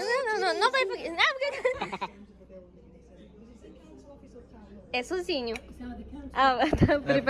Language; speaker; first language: Portuguese; non-native, learner; Japanese